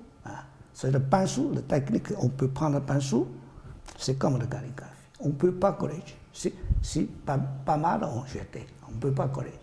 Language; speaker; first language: French; non-native, learner; Chinese